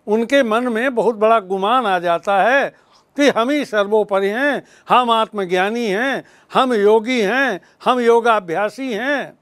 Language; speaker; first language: Hindi; native; Hindi